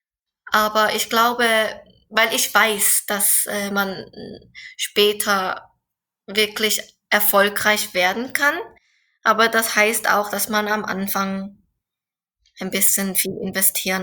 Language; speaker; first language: German; non-native, fluent; Korean